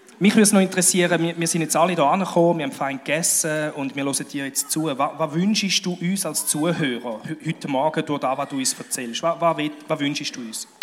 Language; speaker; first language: German; native; German